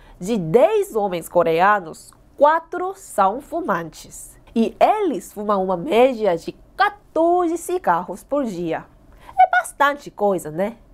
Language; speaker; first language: Portuguese; non-native, fluent; Korean